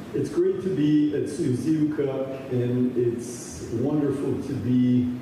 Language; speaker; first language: English; early bilingual, other home language; Ukrainian